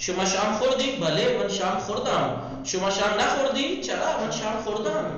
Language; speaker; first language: Persian; non-native, fluent; Urdu